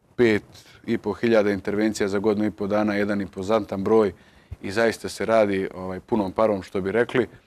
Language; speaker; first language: Serbian; native; Serbian